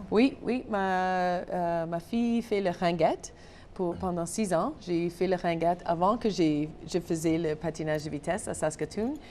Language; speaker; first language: French; non-native, local second language; English